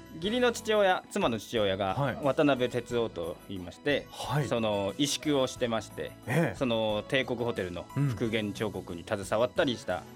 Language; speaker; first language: Japanese; native; Japanese